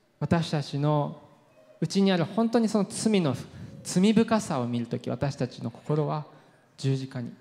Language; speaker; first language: Japanese; non-native, fluent; English